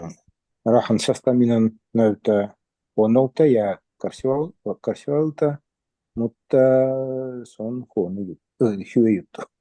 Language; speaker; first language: Finnish; non-native, learner; Russian